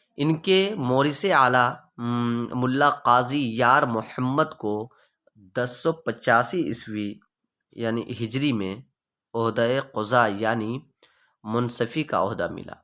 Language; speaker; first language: Urdu; native; Urdu